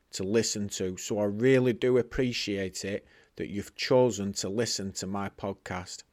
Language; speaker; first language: English; native; English